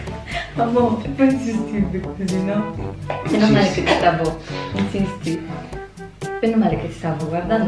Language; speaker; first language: Italian; non-native, fluent; Filipino